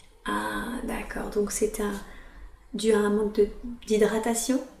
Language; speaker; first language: French; native; French